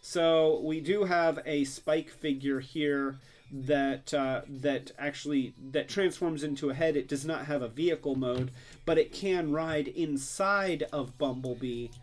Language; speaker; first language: English; native; English